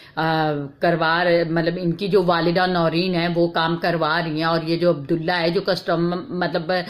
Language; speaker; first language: Urdu; native; Urdu